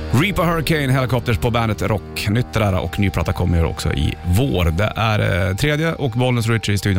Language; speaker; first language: Swedish; native; Swedish